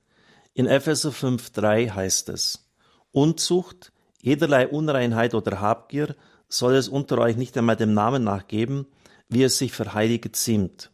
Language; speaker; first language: German; native; German